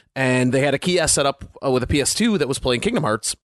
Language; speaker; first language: English; native; English